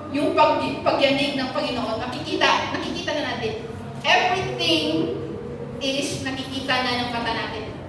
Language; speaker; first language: Filipino; non-native, local second language; Hiligaynon